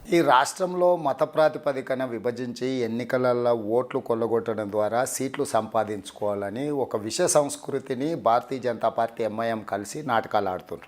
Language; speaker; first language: Telugu; native; Telugu